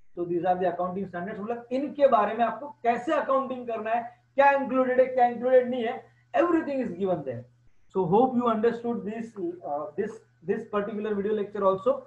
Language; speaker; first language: Hindi; non-native, local second language; Gujarati